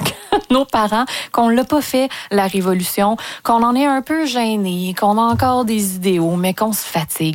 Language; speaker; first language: French; native; French